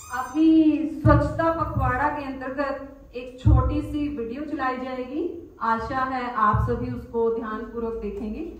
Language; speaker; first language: Hindi; native; Hindi